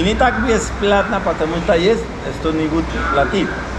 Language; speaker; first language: Russian; non-native, learner; Spanish